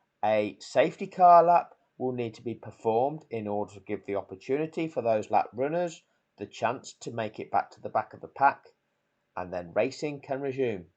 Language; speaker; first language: English; native; English